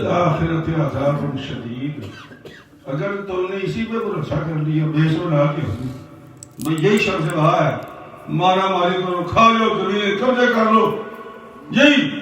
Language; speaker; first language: Urdu; non-native, local second language; Punjabi